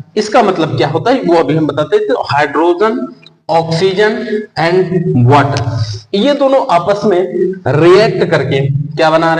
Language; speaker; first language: Hindi; native; Hindi